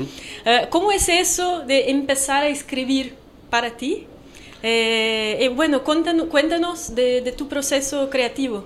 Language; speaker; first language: Spanish; non-native, fluent; Portuguese